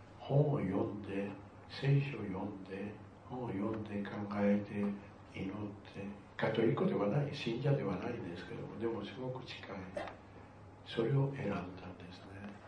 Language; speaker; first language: Japanese; non-native, fluent; Spanish